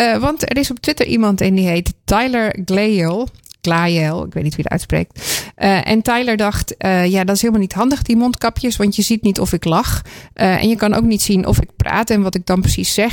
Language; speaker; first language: Dutch; native; Dutch